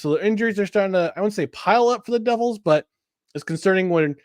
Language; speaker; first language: English; native; English